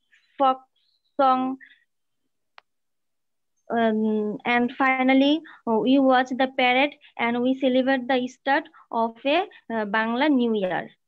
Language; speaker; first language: English; non-native, learner; Bangla